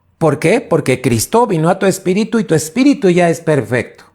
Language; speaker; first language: Spanish; native; Spanish